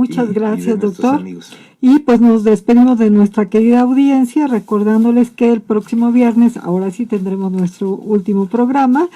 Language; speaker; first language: Spanish; native; Spanish